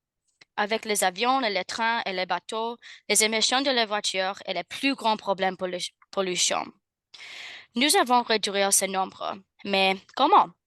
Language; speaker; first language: French; non-native, learner; English